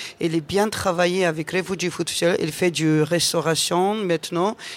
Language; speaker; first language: French; non-native, learner; Georgian